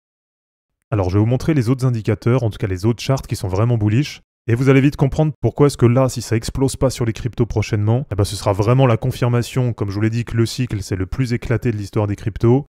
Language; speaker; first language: French; native; French